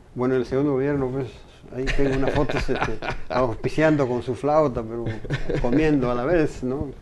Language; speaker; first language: Spanish; native; Spanish